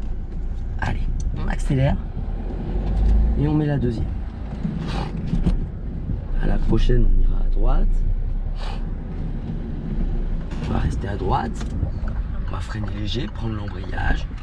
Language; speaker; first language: French; native; French